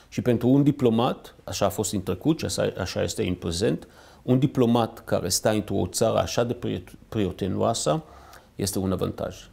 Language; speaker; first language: Romanian; non-native, fluent; Hebrew